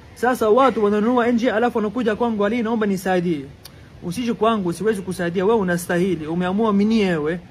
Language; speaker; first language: Swahili; native; Swahili